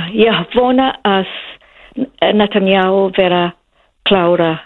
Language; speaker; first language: Icelandic; non-native, learner; English